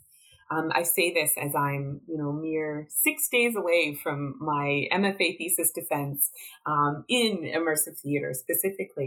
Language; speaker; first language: English; native; English